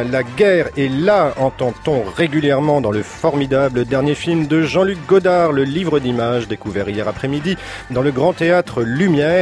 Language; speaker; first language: French; native; French